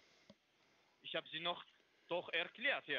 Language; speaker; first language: German; non-native, fluent; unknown